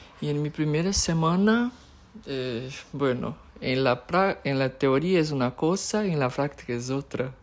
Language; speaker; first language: Spanish; non-native, fluent; Portuguese